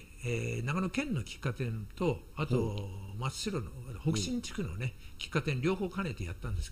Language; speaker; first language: Japanese; native; Japanese